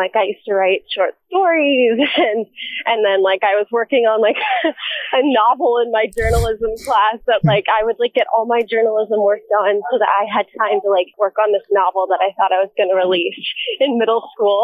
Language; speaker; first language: English; native; English